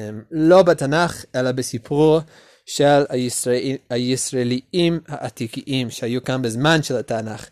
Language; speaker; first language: Hebrew; non-native, learner; English